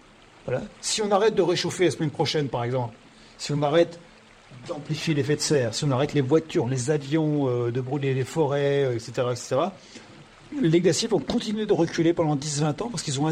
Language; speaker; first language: French; native; French